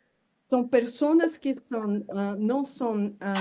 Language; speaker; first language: Spanish; non-native, fluent; Portuguese